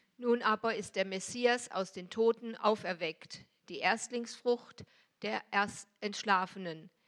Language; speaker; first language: German; native; German